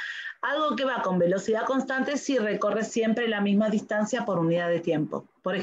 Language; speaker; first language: Spanish; native; Spanish